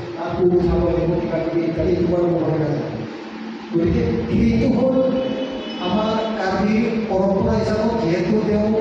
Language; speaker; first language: Assamese; non-native, local second language; Karbi